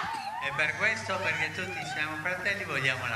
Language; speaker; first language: Italian; early bilingual, heritage; Spanish